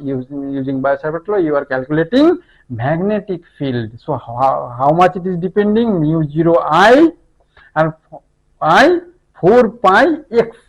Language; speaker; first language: English; non-native, local second language; Hindi